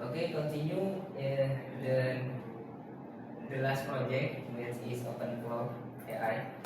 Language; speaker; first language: English; non-native, learner; Indonesian